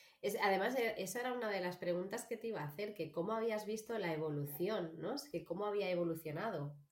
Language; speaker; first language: Spanish; native; Spanish